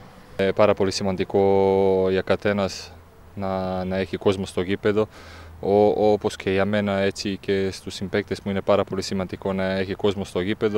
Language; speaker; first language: Greek; non-native, fluent; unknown